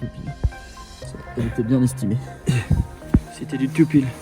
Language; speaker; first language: French; native; French